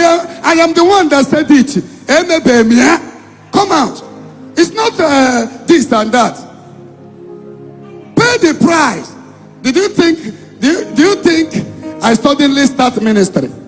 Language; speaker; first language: English; non-native, local second language; Igbo